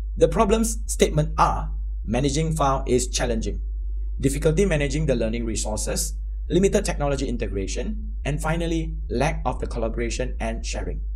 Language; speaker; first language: English; native; English